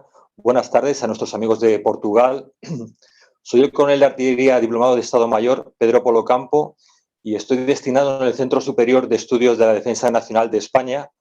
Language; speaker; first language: Spanish; native; Spanish